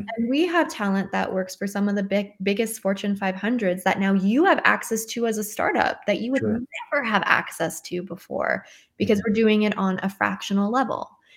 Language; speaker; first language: English; native; English